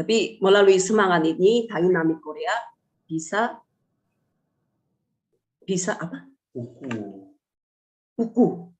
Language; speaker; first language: Indonesian; non-native, fluent; Korean